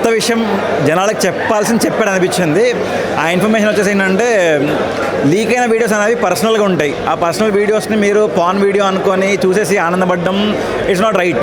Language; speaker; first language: Telugu; native; Telugu